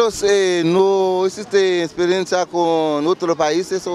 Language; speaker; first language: Spanish; non-native, learner; Haitian Creole